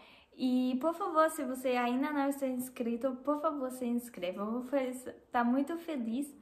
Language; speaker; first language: Portuguese; non-native, learner; German